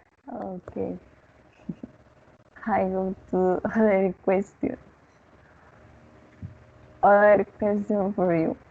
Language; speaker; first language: English; non-native, learner; Spanish